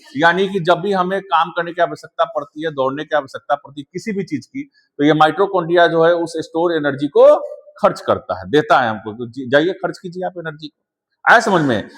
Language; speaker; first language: Hindi; native; Hindi